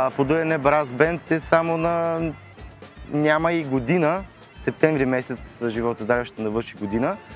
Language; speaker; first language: Bulgarian; early bilingual, heritage; Bulgarian